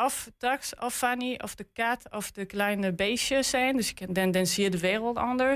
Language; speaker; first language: Dutch; non-native, learner; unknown